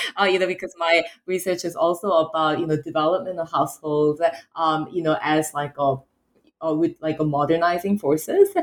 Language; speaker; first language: English; native; English